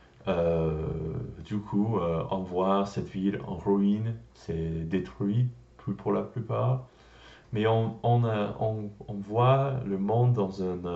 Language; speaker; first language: French; non-native, learner; English